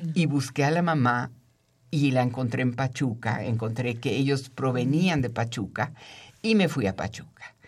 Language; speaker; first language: Spanish; native; Spanish